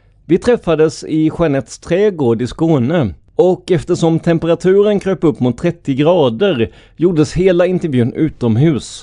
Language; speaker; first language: Swedish; native; Swedish